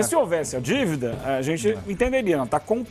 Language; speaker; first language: Portuguese; native; Portuguese